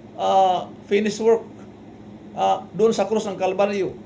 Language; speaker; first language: Filipino; non-native, local second language; Waray